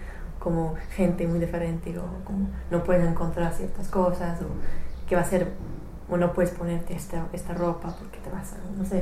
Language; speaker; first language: Spanish; non-native, fluent; English